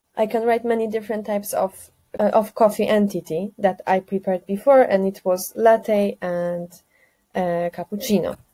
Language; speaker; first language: English; non-native, fluent; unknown